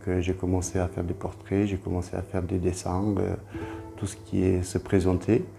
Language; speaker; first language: French; non-native, fluent; Romanian